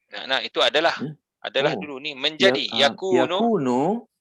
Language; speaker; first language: Malay; native; Malay